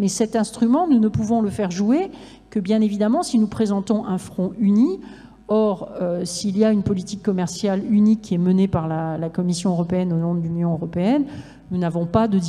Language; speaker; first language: French; native; French